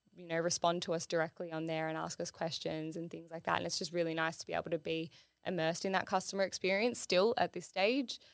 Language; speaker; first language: English; native; English